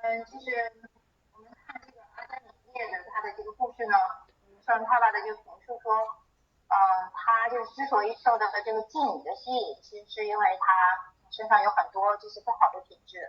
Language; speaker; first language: Chinese; native; Chinese